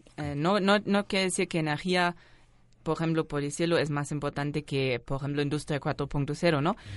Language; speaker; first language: Spanish; non-native, fluent; German